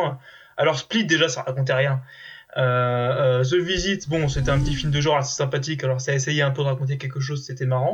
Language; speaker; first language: French; native; French